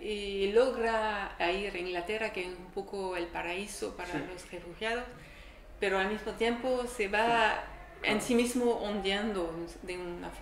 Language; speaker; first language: Spanish; non-native, learner; French